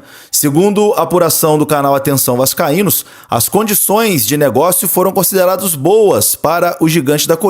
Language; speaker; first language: Portuguese; native; Portuguese